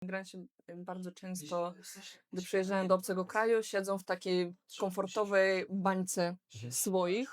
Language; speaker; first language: Polish; non-native, fluent; Belarusian